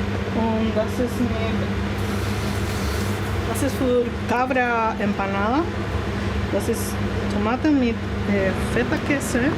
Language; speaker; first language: German; non-native, learner; Spanish